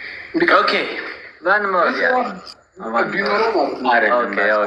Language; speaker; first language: English; non-native, learner; Amharic